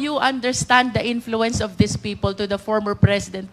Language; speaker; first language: English; non-native, local second language; Filipino